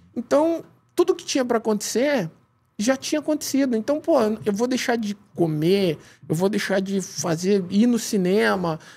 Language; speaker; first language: Portuguese; native; Portuguese